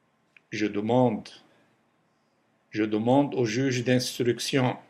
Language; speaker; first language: French; non-native, local second language; Arabic